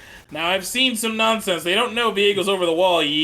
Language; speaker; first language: English; native; English